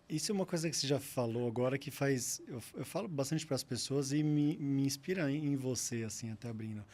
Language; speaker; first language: Portuguese; native; Portuguese